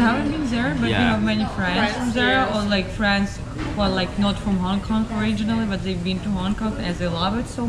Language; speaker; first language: English; non-native, fluent; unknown